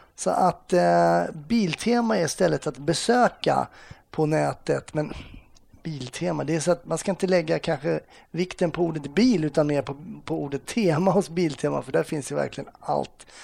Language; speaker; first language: Swedish; native; Swedish